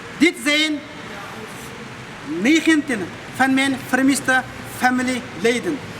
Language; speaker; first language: Dutch; non-native, fluent; Uyghur